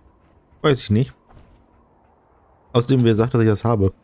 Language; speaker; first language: German; native; German